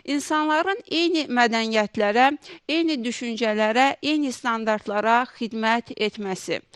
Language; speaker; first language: Azerbaijani; native; Azerbaijani